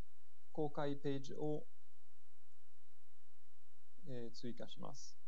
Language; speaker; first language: Japanese; non-native, fluent; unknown